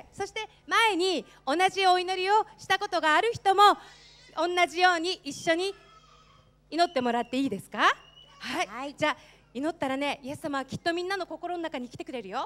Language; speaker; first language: Japanese; native; Japanese